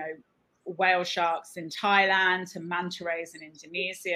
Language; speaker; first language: English; native; English